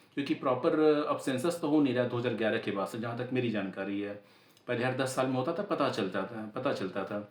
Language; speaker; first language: Hindi; native; Hindi